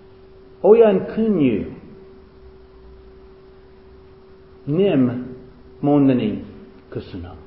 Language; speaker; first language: Hungarian; non-native, fluent; English